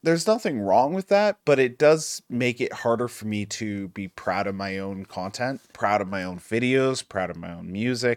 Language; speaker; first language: English; native; English